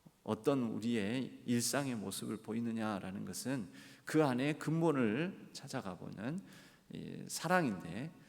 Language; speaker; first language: Korean; native; Korean